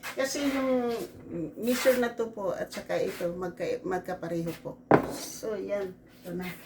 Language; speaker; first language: Filipino; non-native, local second language; Cebuano